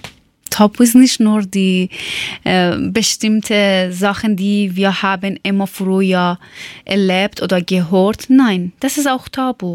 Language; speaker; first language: German; non-native, learner; Persian